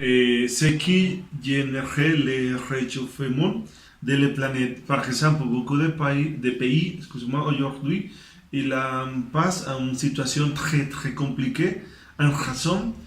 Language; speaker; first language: French; non-native, learner; Spanish